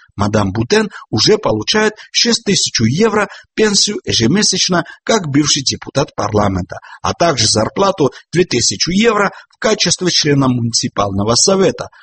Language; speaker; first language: Russian; non-native, local second language; Georgian